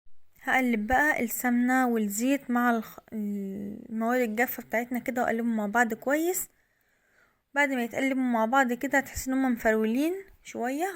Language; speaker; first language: Arabic; native; Arabic